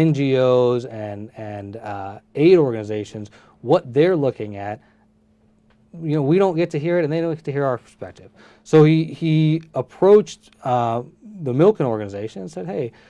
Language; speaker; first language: English; early bilingual, other home language; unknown